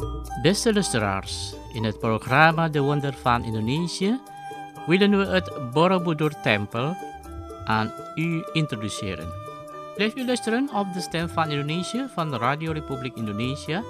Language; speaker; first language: Dutch; non-native, fluent; Indonesian